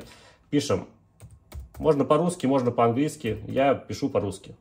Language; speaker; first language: Russian; native; Russian